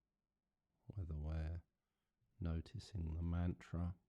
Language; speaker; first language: English; native; English